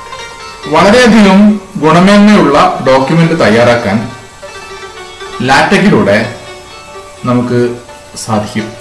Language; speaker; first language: Malayalam; native; Malayalam